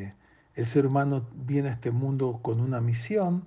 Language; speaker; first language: Spanish; native; Spanish